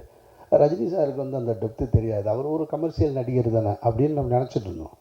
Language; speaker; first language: Tamil; native; Tamil